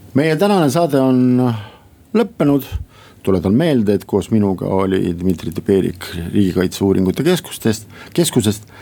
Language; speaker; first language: Estonian; non-native, local second language; Russian